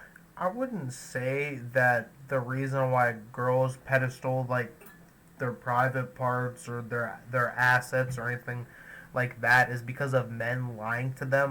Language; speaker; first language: English; native; English